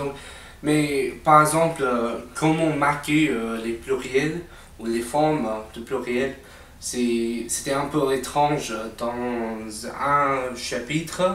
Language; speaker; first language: French; non-native, fluent; English